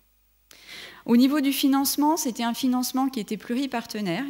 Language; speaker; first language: French; native; French